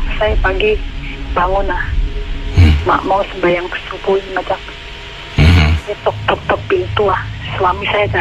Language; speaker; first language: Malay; non-native, learner; Indonesian